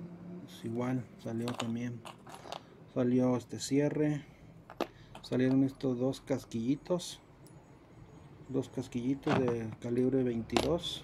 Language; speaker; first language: Spanish; native; Spanish